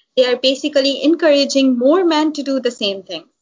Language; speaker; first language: English; non-native, local second language; Urdu